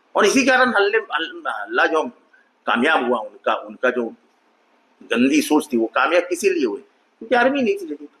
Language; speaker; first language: Hindi; non-native, local second language; Marathi